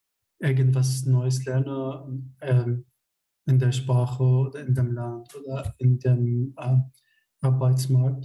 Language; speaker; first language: German; non-native, fluent; Arabic